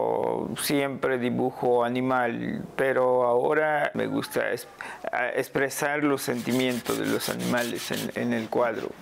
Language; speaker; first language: Spanish; non-native, local second language; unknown